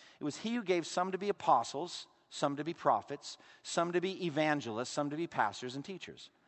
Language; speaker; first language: English; native; English